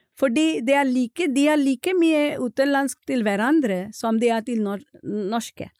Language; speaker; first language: Norwegian; non-native, fluent; Marathi